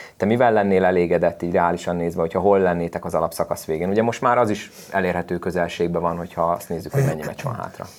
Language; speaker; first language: Hungarian; native; Hungarian